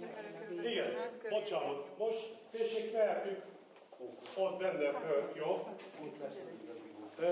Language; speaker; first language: Hungarian; non-native, learner; Turkish